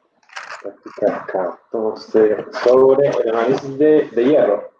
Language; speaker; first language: Spanish; native; Spanish